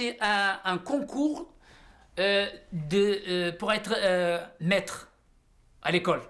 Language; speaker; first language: French; non-native, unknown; Riffian